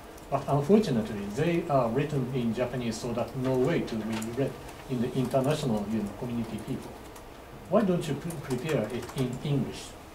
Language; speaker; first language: English; non-native, fluent; Japanese